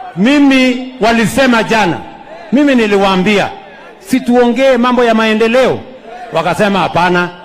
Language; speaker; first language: Swahili; non-native, local second language; Kalenjin